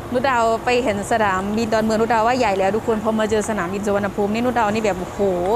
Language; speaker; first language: Thai; native; Thai